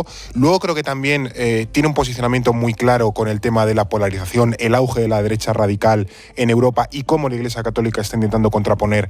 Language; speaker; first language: Spanish; native; Spanish